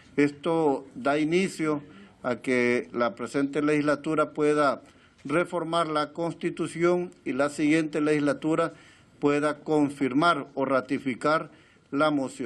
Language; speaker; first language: Spanish; native; Spanish